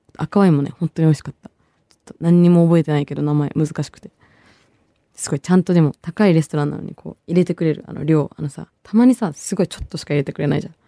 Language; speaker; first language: Japanese; early bilingual, other home language; Bangla